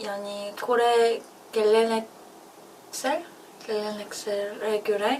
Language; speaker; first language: Turkish; non-native, learner; Korean